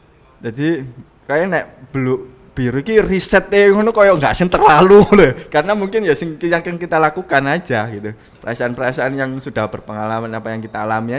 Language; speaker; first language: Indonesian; non-native, local second language; Javanese